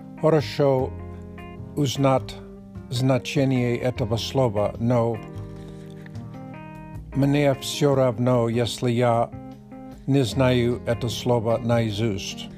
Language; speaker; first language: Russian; non-native, learner; English